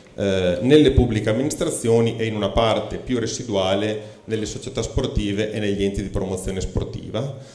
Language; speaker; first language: Italian; native; Italian